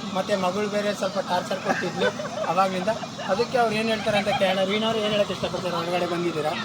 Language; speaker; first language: Kannada; non-native, local second language; Urdu